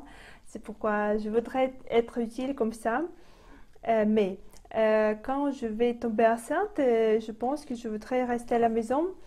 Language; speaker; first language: French; non-native, fluent; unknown